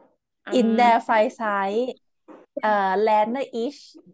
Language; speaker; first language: German; non-native, fluent; Thai